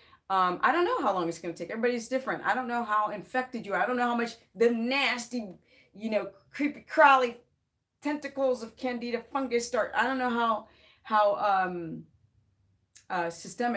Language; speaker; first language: English; native; English